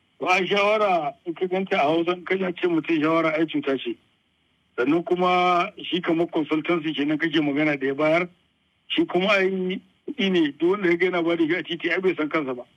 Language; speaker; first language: Hausa; native; Hausa